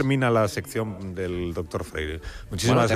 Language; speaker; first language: Spanish; native; Spanish